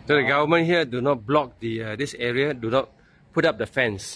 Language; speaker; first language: English; non-native, local second language; Chinese